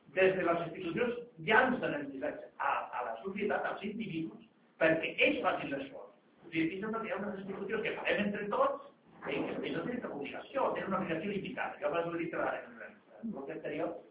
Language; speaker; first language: Catalan; non-native, local second language; Spanish